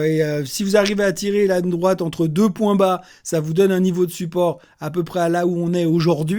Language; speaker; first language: French; native; French